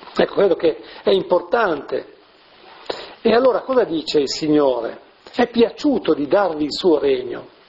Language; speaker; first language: Italian; native; Italian